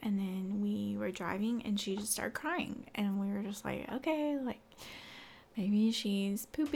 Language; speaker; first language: English; native; English